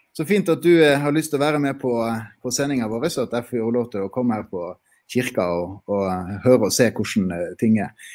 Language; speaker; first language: Norwegian; native; Norwegian